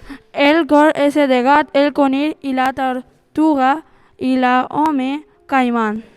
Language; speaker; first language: Catalan; non-native, learner; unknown